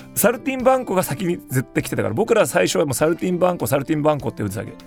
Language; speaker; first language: Japanese; native; Japanese